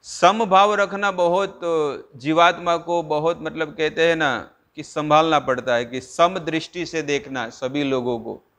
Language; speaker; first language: Hindi; non-native, local second language; Gujarati